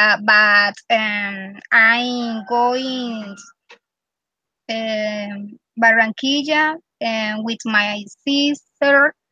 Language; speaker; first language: English; non-native, learner; Spanish